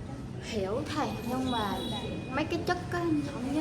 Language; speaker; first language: Vietnamese; native; Vietnamese